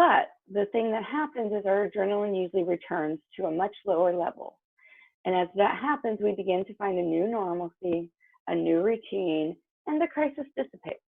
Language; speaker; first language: English; native; English